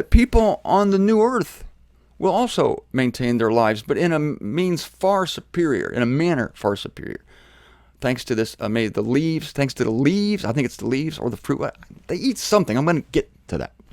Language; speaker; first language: English; native; English